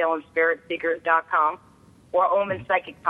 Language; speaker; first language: English; native; English